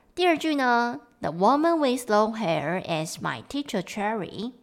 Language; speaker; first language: English; non-native, fluent; Chinese